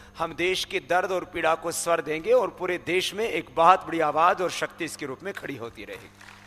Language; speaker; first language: Hindi; native; Hindi